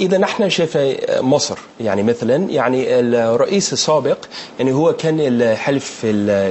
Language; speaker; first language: Arabic; non-native, learner; English